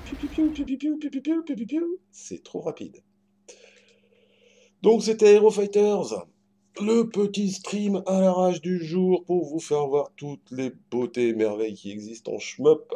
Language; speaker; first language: French; native; French